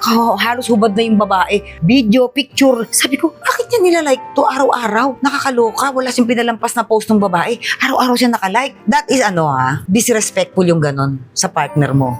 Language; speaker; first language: Filipino; native; Filipino